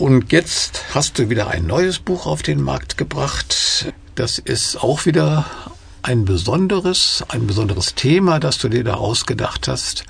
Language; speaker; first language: German; native; German